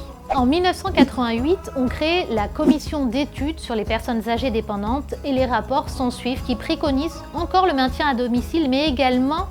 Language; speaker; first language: French; native; French